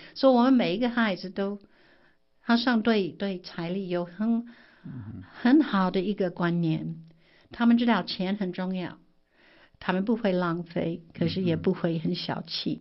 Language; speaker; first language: Chinese; non-native, fluent; English